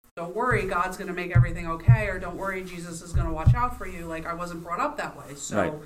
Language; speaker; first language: English; native; English